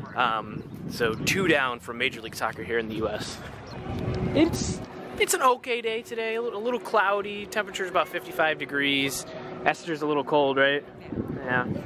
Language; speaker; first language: English; native; English